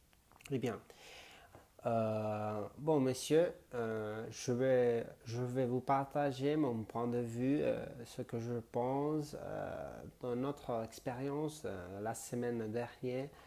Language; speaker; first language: French; non-native, learner; Spanish